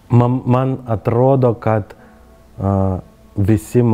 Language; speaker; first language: Lithuanian; non-native, learner; Ukrainian